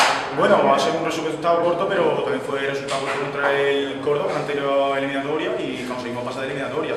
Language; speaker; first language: Spanish; native; Spanish